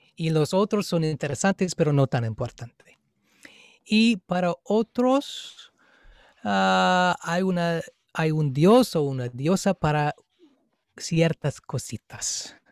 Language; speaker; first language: Spanish; non-native, fluent; English